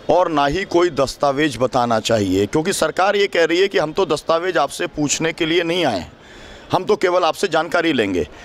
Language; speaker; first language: Hindi; native; Hindi